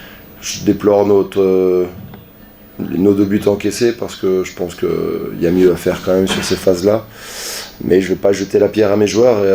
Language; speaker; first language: French; native; French